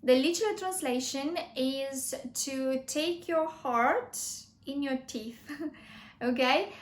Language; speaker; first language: English; non-native, fluent; Romanian